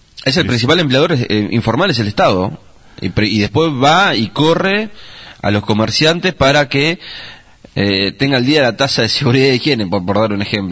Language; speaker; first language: Spanish; native; Spanish